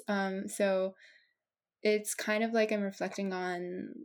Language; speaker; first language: English; non-native, fluent; Japanese